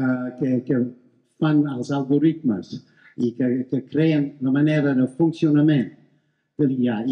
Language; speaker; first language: Catalan; non-native, fluent; English